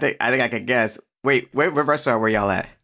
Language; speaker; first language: English; native; English